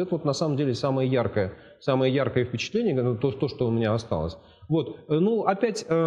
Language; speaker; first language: Russian; native; Russian